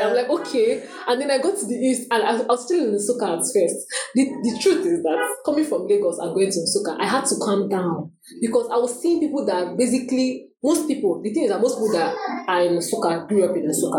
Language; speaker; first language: English; non-native, local second language; Yoruba